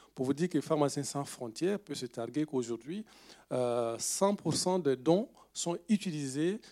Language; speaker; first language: French; non-native, local second language; Dyula